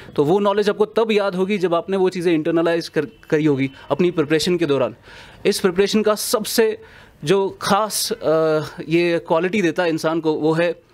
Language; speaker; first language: Hindi; non-native, local second language; Kashmiri